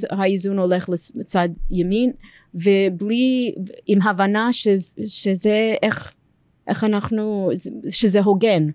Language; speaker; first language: Hebrew; non-native, fluent; English